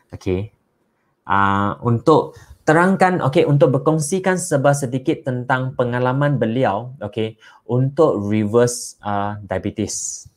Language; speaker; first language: Malay; non-native, local second language; Chinese